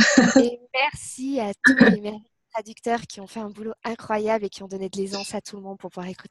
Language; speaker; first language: French; native; French